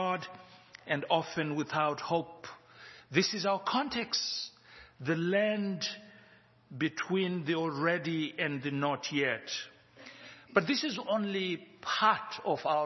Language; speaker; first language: English; non-native, local second language; Shona